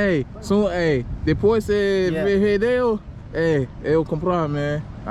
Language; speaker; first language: Portuguese; non-native, learner; English